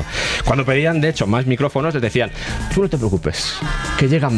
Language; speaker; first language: Spanish; native; Spanish